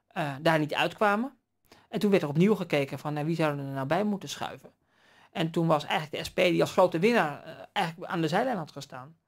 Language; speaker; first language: Dutch; native; Dutch